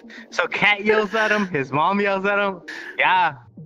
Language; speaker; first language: English; native; English